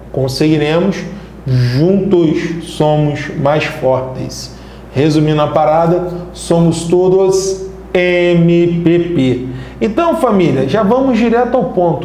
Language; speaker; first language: Portuguese; native; Portuguese